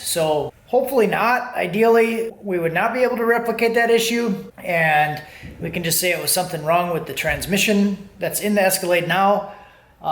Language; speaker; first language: English; native; English